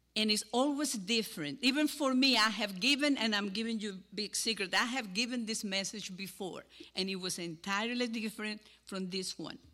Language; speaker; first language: English; non-native, fluent; Spanish